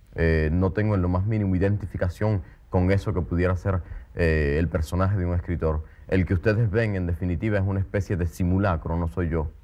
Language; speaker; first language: Spanish; native; Spanish